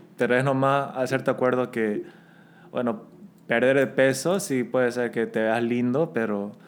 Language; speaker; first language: Spanish; early bilingual, other home language; Korean